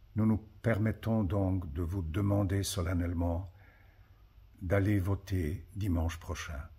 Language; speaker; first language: French; early bilingual, other home language; Polish